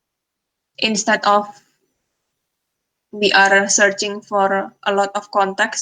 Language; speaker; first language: English; non-native, fluent; Indonesian